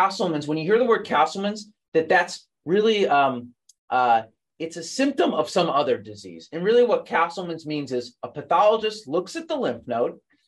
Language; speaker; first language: English; native; English